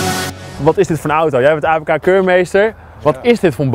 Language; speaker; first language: Dutch; native; Dutch